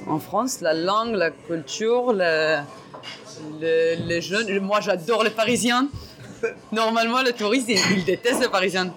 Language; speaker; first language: French; non-native, learner; Hebrew